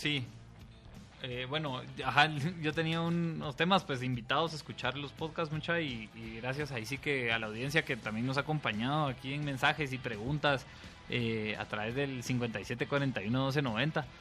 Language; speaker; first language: Spanish; native; Spanish